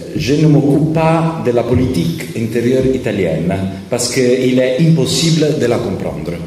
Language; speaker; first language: French; non-native, learner; Italian